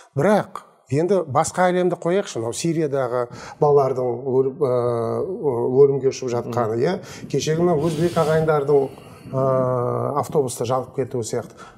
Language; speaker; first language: Kazakh; native; Kazakh